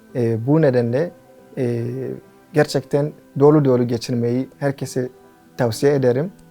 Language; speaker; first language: Turkish; non-native, fluent; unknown